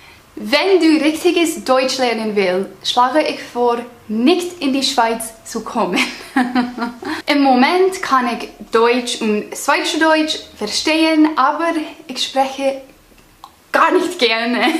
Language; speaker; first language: German; non-native, learner; English